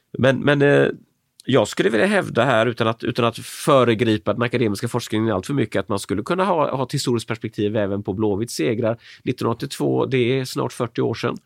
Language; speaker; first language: Swedish; native; Swedish